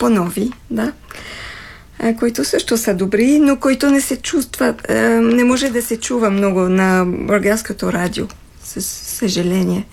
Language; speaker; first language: Bulgarian; non-native, fluent; French